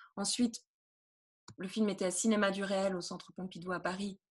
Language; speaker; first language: French; native; French